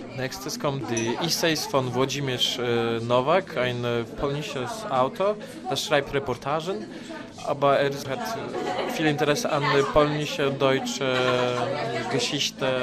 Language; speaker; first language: German; non-native, learner; Polish